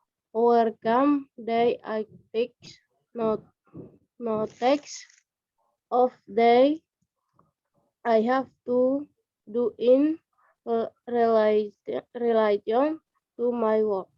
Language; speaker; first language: English; non-native, learner; Indonesian